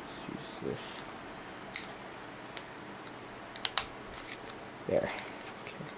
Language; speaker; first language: English; native; English